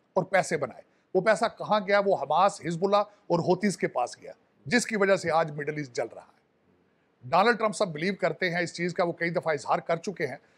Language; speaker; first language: Urdu; non-native, local second language; Punjabi